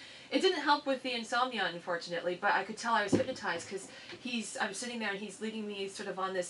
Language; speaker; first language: English; native; English